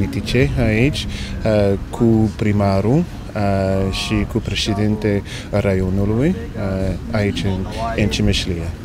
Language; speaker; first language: Romanian; non-native, fluent; English